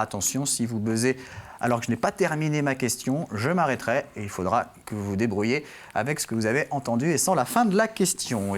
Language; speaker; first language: French; native; French